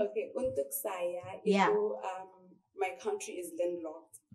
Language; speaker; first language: Indonesian; non-native, learner; Tswana